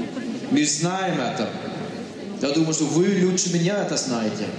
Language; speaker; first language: Russian; non-native, fluent; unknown